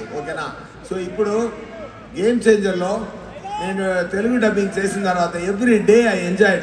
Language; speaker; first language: Telugu; non-native, learner; Tamil